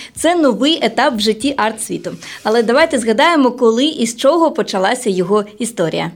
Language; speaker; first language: Ukrainian; native; Ukrainian